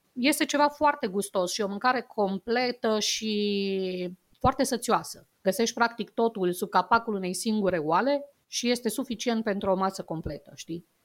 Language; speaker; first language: Romanian; native; Romanian